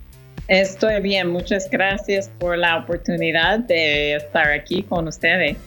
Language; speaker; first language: Spanish; non-native, fluent; English